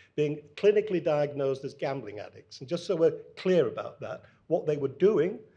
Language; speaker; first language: English; native; English